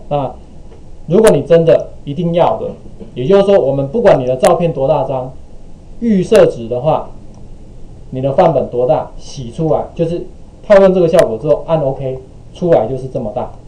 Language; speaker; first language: Chinese; native; Chinese